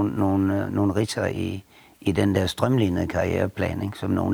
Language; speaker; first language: Danish; native; Danish